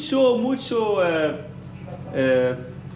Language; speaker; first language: Spanish; non-native, learner; Arabic